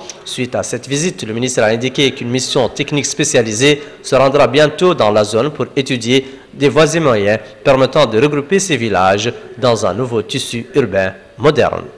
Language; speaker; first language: French; non-native, local second language; Arabic